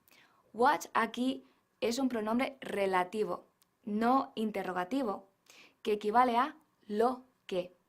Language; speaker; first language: Spanish; non-native, fluent; English